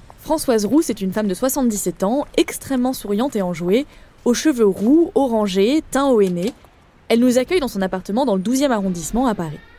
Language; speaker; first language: French; native; French